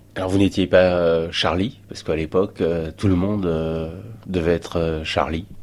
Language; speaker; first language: French; native; French